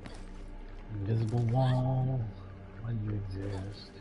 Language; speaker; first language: English; native; English